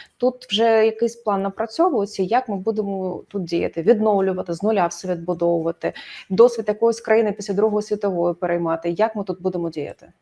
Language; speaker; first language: Ukrainian; native; Ukrainian